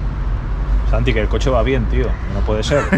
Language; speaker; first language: Spanish; native; Spanish